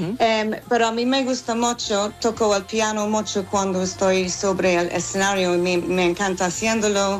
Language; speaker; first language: Spanish; non-native, learner; English